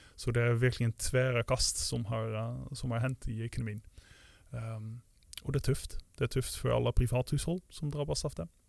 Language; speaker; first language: Swedish; non-native, fluent; Dutch